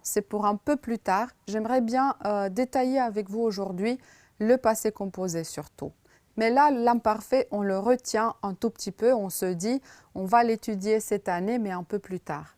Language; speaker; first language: French; non-native, fluent; Romanian